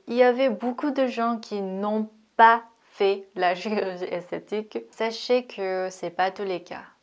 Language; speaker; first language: French; non-native, fluent; Korean